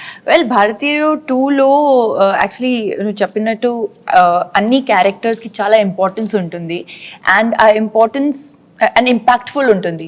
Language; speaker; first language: Telugu; non-native, fluent; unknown